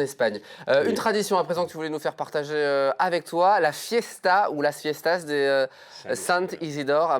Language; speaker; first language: French; native; French